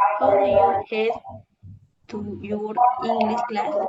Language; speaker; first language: English; non-native, learner; Spanish